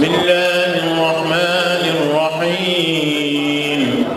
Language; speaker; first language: Arabic; native; Arabic